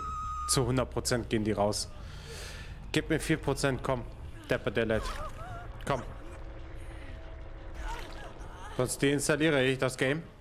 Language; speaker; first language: German; native; German